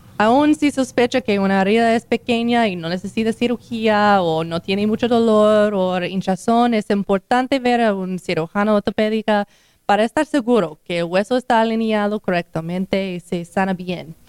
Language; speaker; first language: Spanish; non-native, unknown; English